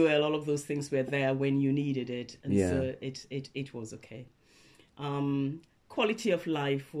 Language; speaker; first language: English; non-native, local second language; Krio